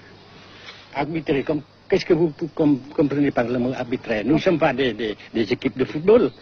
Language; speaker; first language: French; non-native, fluent; Vietnamese